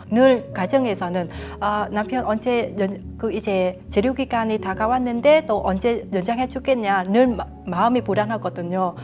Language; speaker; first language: Korean; non-native, fluent; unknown